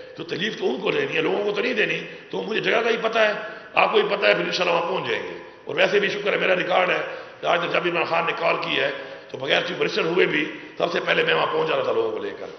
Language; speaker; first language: Urdu; non-native, local second language; Pashto